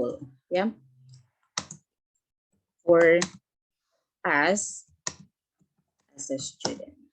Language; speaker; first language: English; non-native, fluent; Indonesian